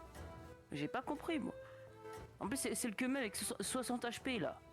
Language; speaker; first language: French; native; French